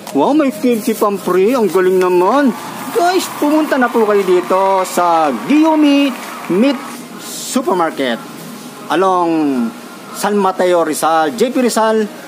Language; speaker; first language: Filipino; native; Filipino